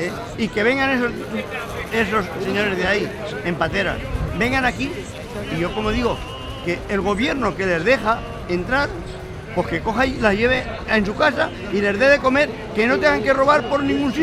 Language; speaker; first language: Spanish; native; Spanish